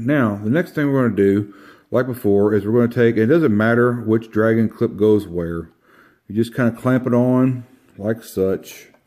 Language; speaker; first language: English; native; English